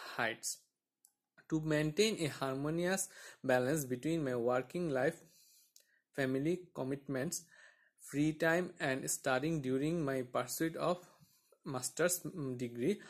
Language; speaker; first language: English; non-native, local second language; Bangla